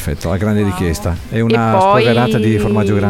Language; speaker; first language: Italian; native; Italian